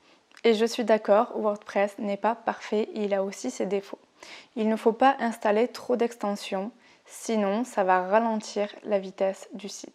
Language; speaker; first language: French; native; French